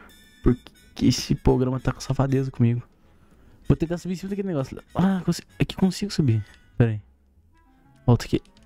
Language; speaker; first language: Portuguese; native; Portuguese